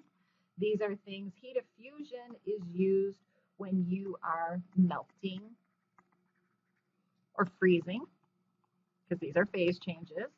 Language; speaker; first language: English; native; English